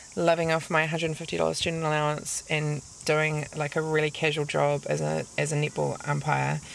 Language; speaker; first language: English; native; English